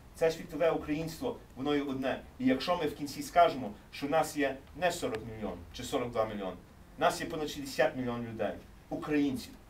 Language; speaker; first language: Ukrainian; early bilingual, heritage; English